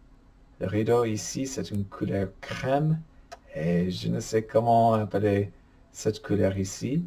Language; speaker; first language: French; non-native, fluent; English